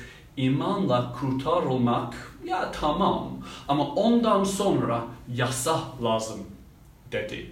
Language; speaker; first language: Turkish; non-native, fluent; English